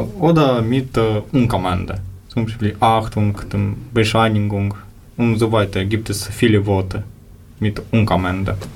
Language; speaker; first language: German; non-native, learner; Ukrainian